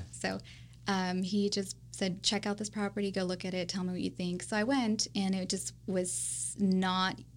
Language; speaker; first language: English; native; English